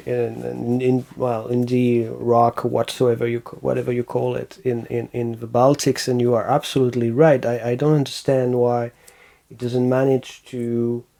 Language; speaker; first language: English; non-native, fluent; French